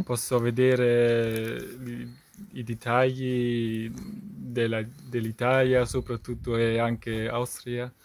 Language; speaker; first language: Italian; non-native, learner; German